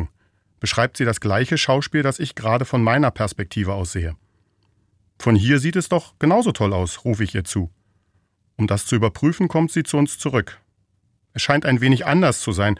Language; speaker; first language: German; native; German